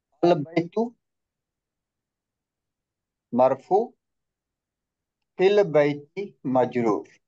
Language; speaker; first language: Arabic; non-native, fluent; Malay